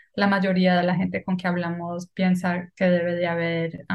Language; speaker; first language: Spanish; early bilingual, heritage; Spanish